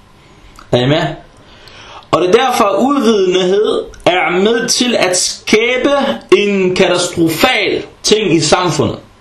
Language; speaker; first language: Danish; early bilingual, other home language; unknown